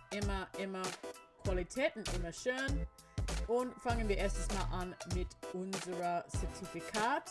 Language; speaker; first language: German; non-native, learner; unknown